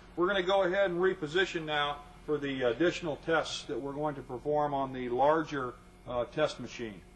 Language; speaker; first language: English; native; English